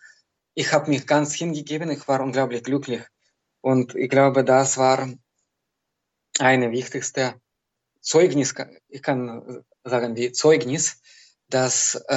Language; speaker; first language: German; non-native, fluent; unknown